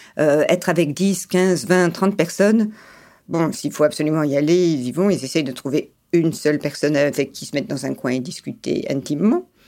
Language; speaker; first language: French; early bilingual, other home language; English